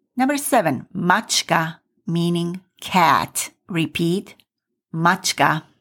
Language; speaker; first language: English; non-native, fluent; Slovak